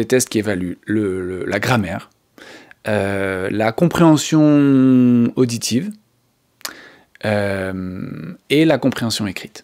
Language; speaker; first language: French; native; French